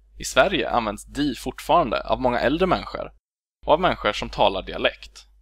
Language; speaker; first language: Swedish; native; Swedish